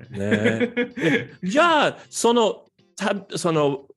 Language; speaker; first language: Japanese; native; Japanese